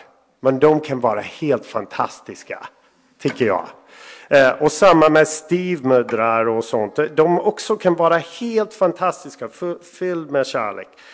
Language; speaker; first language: Swedish; non-native, fluent; English